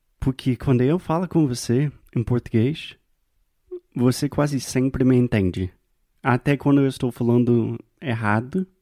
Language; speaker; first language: Portuguese; non-native, fluent; English